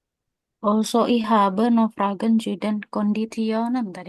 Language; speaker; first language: German; non-native, learner; Indonesian